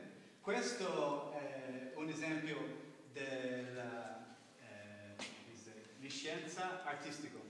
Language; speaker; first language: Italian; non-native, learner; English